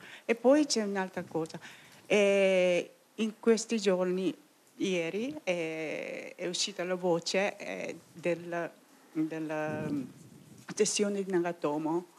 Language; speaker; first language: Italian; non-native, fluent; Japanese